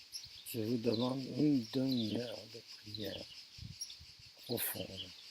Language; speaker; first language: French; native; French